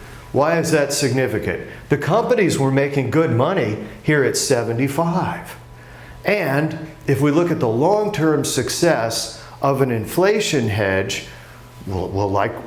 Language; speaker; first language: English; native; English